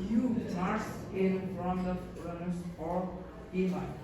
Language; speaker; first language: English; non-native, learner; Mongolian